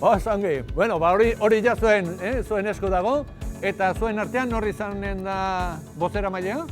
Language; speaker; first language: Basque; native; Basque